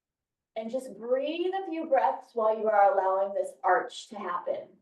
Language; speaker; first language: English; native; English